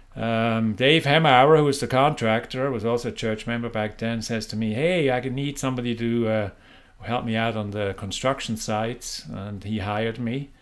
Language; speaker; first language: English; non-native, fluent; German